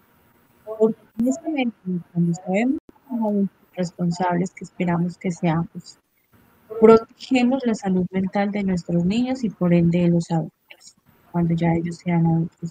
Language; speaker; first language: Spanish; native; Spanish